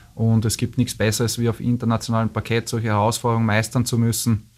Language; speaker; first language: German; native; German